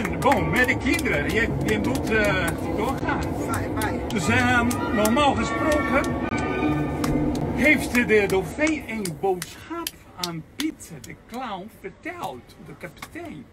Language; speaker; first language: Dutch; non-native, fluent; Portuguese